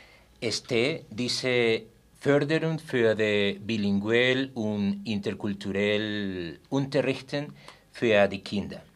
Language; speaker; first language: German; non-native, learner; Spanish